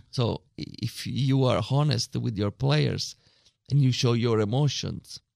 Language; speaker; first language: English; non-native, fluent; Italian